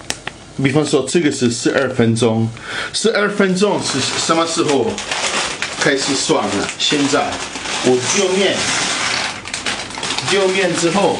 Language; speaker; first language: Chinese; non-native, fluent; Italian